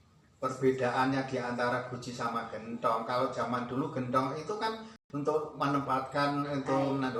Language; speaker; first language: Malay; non-native, local second language; Javanese